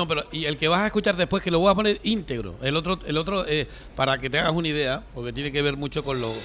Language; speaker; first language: Spanish; native; Spanish